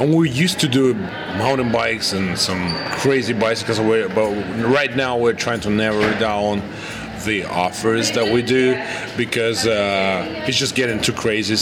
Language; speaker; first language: English; non-native, fluent; Russian